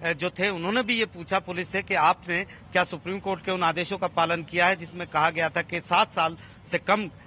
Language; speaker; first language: Hindi; native; Hindi